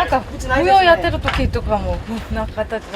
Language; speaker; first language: Japanese; non-native, learner; Korean